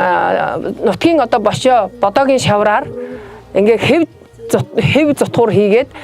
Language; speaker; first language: Mongolian; native; Mongolian